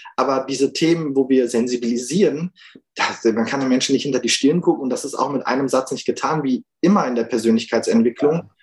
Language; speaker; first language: German; early bilingual, other home language; Turkish